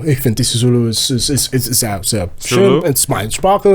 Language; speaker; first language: German; non-native, learner; Zulu